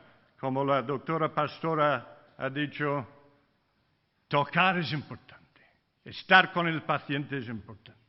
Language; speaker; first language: Spanish; non-native, fluent; English